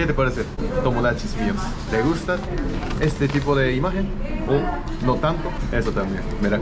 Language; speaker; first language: Spanish; non-native, learner; Japanese